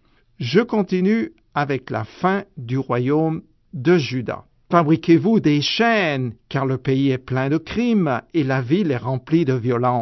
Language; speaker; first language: French; native; French